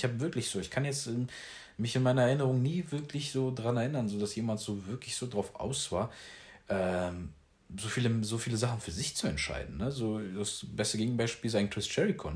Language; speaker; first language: German; native; German